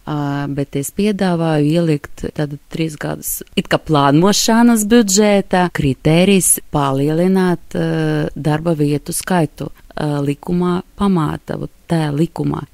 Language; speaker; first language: Latvian; non-native, local second language; Russian